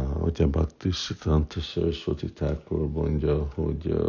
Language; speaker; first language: Hungarian; non-native, fluent; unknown